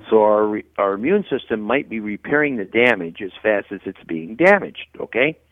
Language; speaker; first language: English; native; English